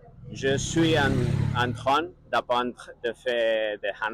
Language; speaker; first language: French; non-native, learner; Catalan